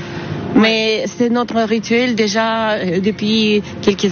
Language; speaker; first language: French; non-native, fluent; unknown